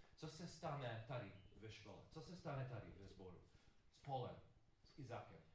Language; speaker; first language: Czech; non-native, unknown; English